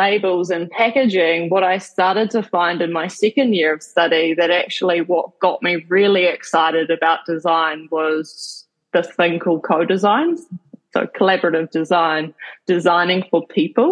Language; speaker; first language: English; native; English